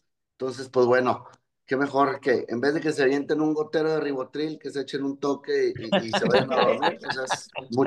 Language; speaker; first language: Spanish; native; Spanish